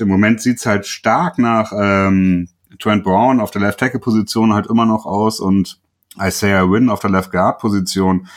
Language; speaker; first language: German; native; German